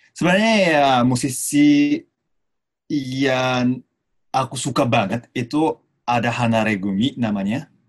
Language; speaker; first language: Indonesian; non-native, fluent; Japanese